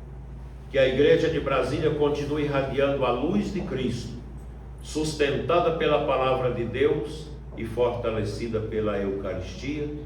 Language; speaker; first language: Portuguese; native; Portuguese